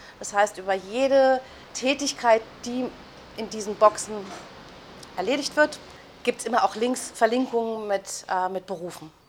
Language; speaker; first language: German; native; German